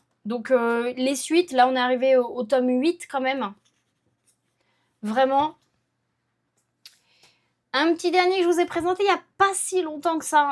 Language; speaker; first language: French; native; French